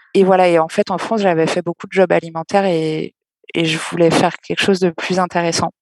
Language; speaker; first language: French; native; French